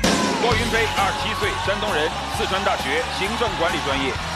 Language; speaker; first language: Chinese; native; Chinese